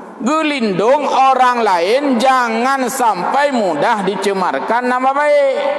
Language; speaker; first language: Malay; non-native, local second language; Achinese